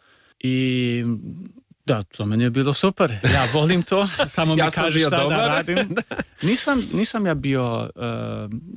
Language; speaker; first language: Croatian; early bilingual, heritage; Serbian